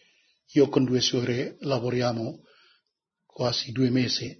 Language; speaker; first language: Italian; non-native, learner; Indonesian